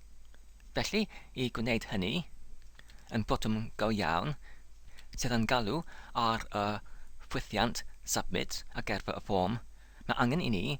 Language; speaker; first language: Welsh; non-native, fluent; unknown